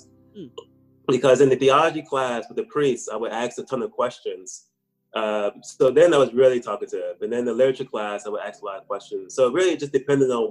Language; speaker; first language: English; native; English